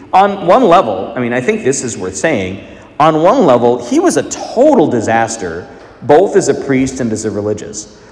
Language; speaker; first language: English; native; English